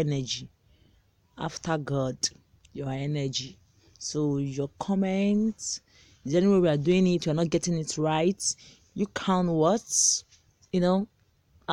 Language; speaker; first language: English; non-native, local second language; Igbo